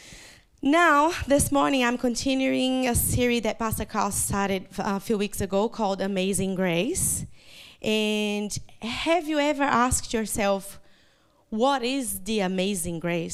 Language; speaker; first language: English; non-native, fluent; Portuguese